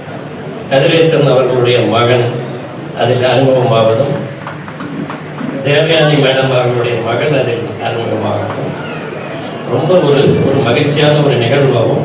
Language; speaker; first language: Tamil; native; Tamil